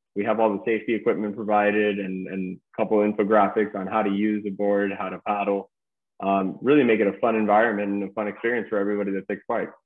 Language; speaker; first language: English; native; English